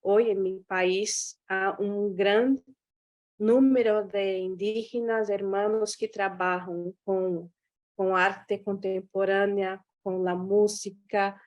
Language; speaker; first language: Spanish; non-native, fluent; Guarani